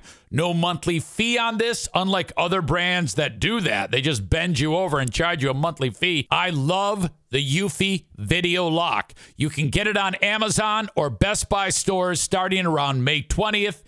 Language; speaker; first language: English; native; English